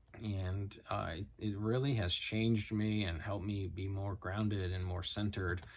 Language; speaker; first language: English; native; English